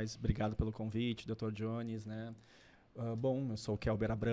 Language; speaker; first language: Portuguese; native; Portuguese